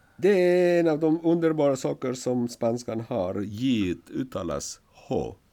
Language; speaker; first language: Swedish; non-native, fluent; Spanish